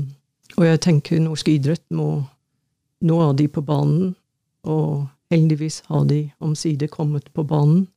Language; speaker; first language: Norwegian; non-native, fluent; English